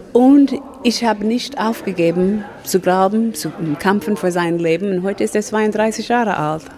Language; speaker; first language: German; non-native, fluent; English